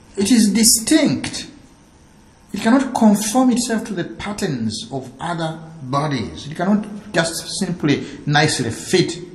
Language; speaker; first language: English; non-native, local second language; Ganda